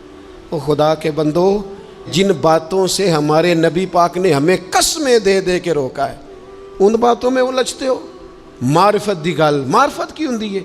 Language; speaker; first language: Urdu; non-native, local second language; Punjabi